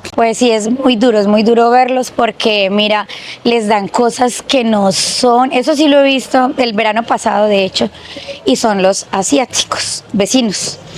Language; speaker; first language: Spanish; native; Spanish